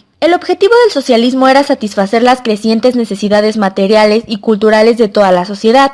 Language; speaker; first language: Spanish; native; Spanish